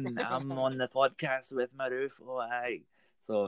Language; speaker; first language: English; native; English